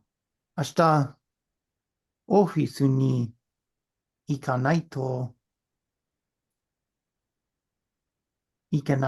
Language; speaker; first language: Japanese; non-native, learner; English